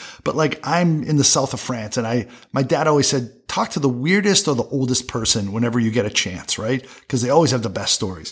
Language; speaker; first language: English; native; English